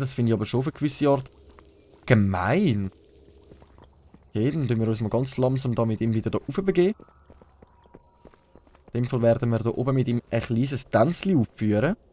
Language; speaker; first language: German; native; German